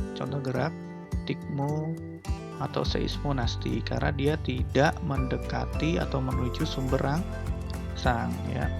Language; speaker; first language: Indonesian; native; Indonesian